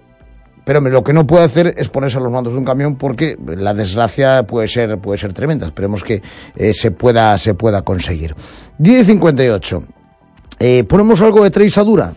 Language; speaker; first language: Spanish; native; Spanish